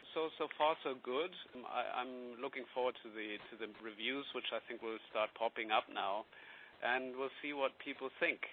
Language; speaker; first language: English; non-native, fluent; German